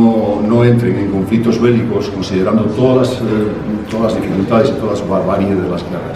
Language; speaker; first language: Spanish; native; Spanish